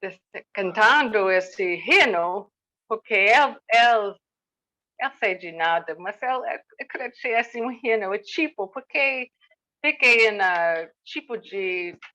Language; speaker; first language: Portuguese; non-native, learner; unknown